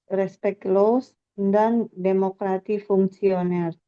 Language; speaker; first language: German; non-native, learner; Indonesian